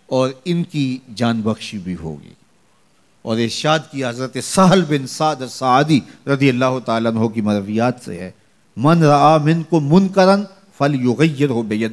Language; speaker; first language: Urdu; non-native, local second language; Punjabi